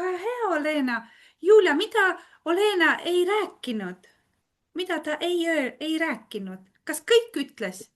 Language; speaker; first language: Estonian; non-native, fluent; Russian